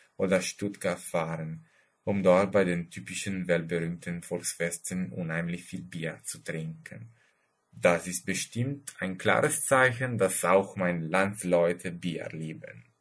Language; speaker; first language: German; non-native, fluent; Italian